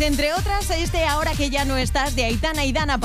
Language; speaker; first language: Spanish; native; Spanish